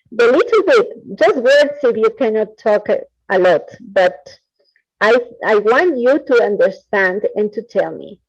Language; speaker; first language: English; non-native, fluent; Spanish